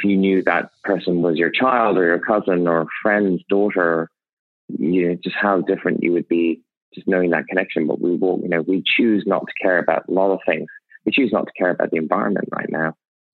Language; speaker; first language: English; native; English